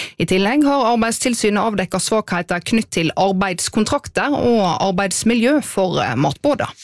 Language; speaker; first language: Norwegian; native; Norwegian